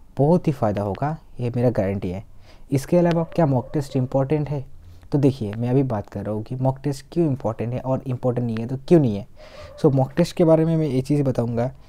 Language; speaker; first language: Hindi; non-native, local second language; Bangla